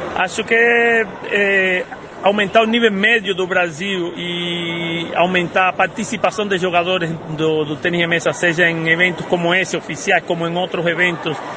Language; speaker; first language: Portuguese; non-native, fluent; Spanish